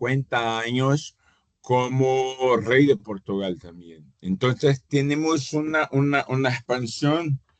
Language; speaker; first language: Spanish; non-native, fluent; Portuguese